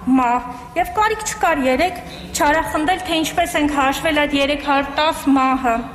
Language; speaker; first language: Armenian; native; Armenian